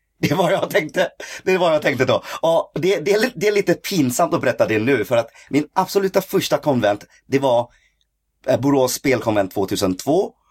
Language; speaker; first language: Swedish; early bilingual, other home language; Cantonese